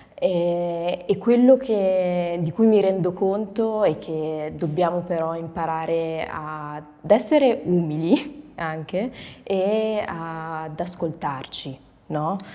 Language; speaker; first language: Italian; early bilingual, other home language; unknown